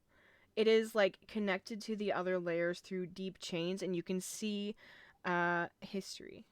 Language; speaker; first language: English; native; English